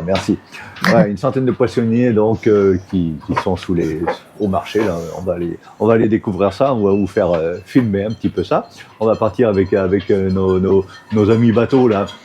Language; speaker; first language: French; native; French